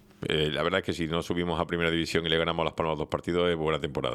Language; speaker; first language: Spanish; native; Spanish